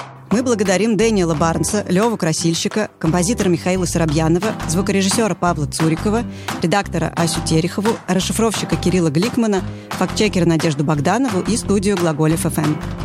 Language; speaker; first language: Russian; native; Russian